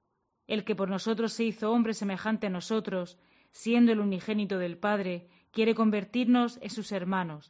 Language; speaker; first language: Spanish; native; Spanish